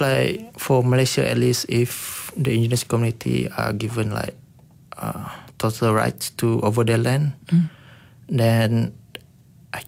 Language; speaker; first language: English; non-native, local second language; Iban